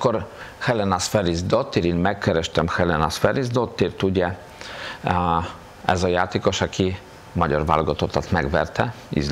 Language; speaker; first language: Hungarian; non-native, fluent; Polish